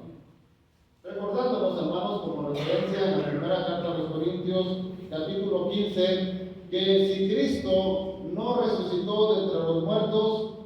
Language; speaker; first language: Spanish; native; Spanish